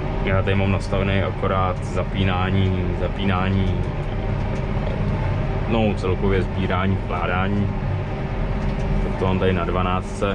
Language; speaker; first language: Czech; native; Czech